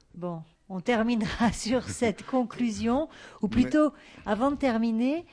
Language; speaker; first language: French; native; French